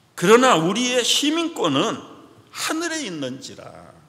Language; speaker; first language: Korean; native; Korean